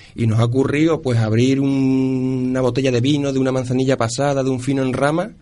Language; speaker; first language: Spanish; native; Spanish